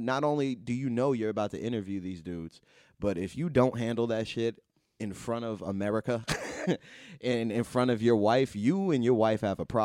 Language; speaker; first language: English; native; English